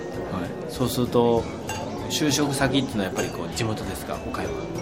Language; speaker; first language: Japanese; native; Japanese